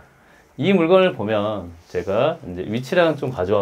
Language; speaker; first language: Korean; native; Korean